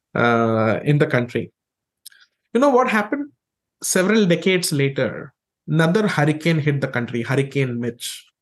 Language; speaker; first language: English; non-native, local second language; Malayalam